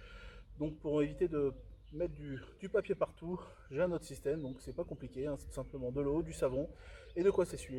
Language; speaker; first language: French; native; French